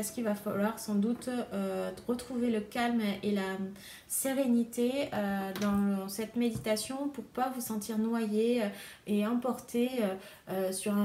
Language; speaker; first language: French; native; French